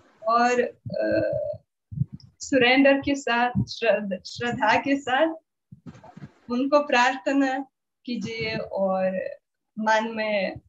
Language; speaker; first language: Hindi; non-native, learner; Russian